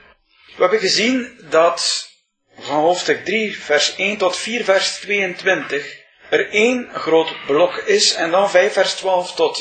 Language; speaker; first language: Dutch; native; Dutch